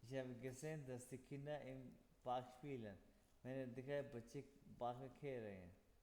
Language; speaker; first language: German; non-native, fluent; Urdu